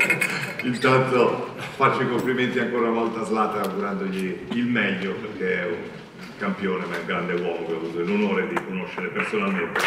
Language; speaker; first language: Italian; native; Italian